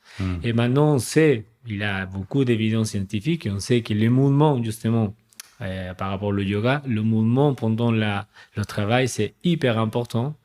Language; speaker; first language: French; non-native, fluent; Spanish